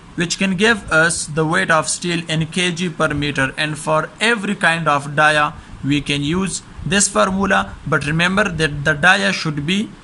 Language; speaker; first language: English; non-native, local second language; Urdu